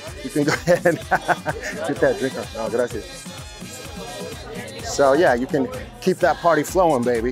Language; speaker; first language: English; native; English